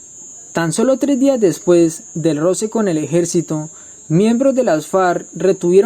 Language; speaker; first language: Spanish; native; Spanish